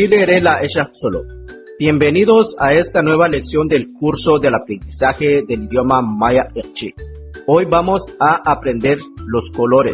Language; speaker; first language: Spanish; non-native, local second language; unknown